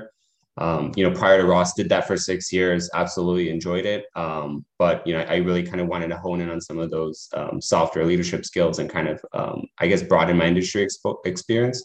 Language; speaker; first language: English; native; English